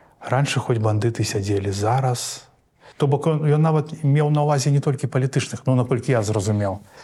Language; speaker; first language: Belarusian; non-native, local second language; Russian